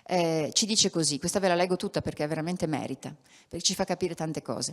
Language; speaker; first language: Italian; native; Italian